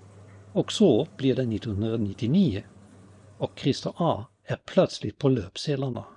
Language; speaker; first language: Swedish; native; Swedish